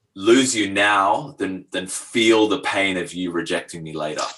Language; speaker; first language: English; native; English